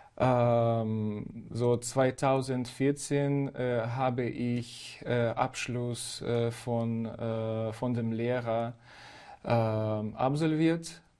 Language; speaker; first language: German; non-native, fluent; Ukrainian